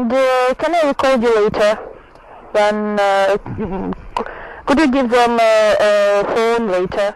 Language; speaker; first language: English; non-native, learner; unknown